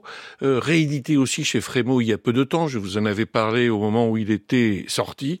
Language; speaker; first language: French; native; French